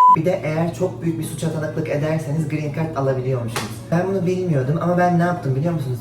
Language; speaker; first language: Turkish; native; Turkish